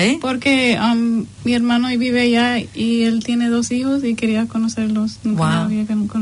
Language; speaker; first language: Spanish; early bilingual, heritage; Spanish